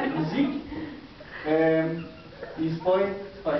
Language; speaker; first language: Russian; non-native, learner; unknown